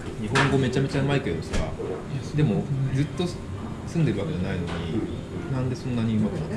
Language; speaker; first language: Japanese; native; Japanese